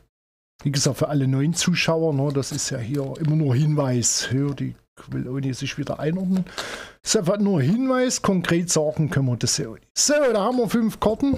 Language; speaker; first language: German; native; German